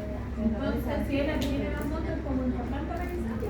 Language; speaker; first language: Spanish; native; Spanish